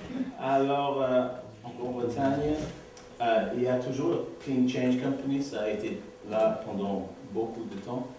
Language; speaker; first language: French; non-native, learner; English